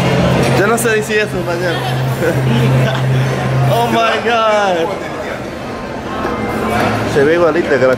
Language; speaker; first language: Spanish; early bilingual, heritage; English